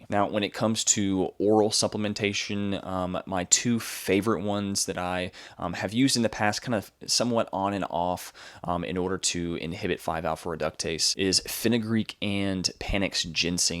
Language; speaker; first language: English; native; English